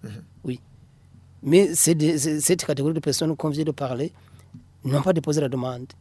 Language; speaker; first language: French; non-native, local second language; Rundi